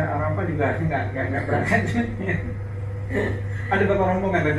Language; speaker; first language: Indonesian; native; Indonesian